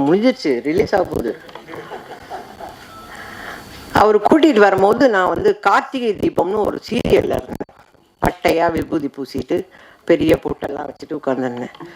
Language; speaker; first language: Tamil; native; Tamil